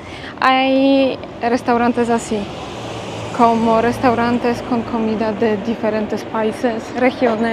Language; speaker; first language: Spanish; non-native, fluent; Polish